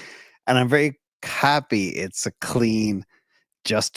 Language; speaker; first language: English; native; English